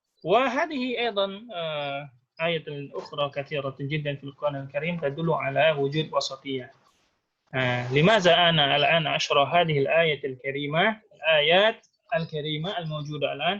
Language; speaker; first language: Arabic; non-native, fluent; Indonesian